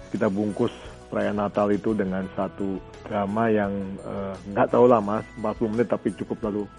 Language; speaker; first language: Indonesian; native; Indonesian